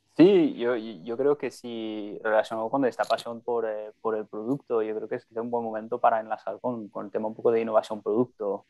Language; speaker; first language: Spanish; non-native, fluent; French